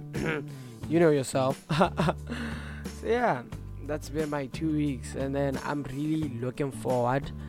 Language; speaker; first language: English; non-native, local second language; Tswana